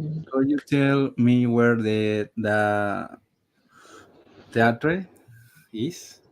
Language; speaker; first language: English; non-native, learner; Spanish